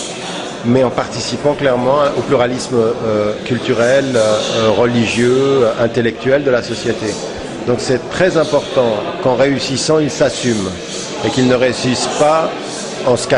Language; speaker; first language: French; native; French